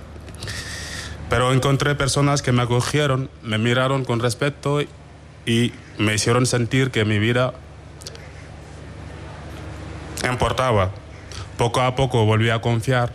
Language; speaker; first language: Spanish; non-native, fluent; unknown